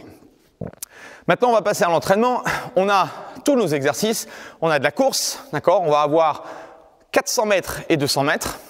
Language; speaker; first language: French; native; French